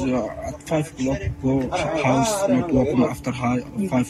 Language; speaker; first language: English; non-native, learner; Arabic